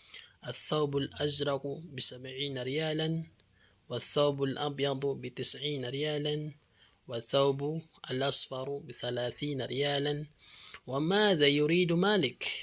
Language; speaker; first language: Arabic; non-native, fluent; Filipino